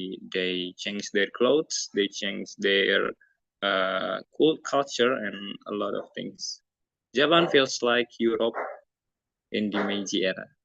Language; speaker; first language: English; non-native, learner; Indonesian